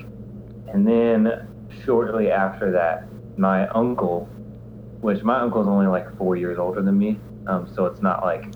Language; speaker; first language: English; native; English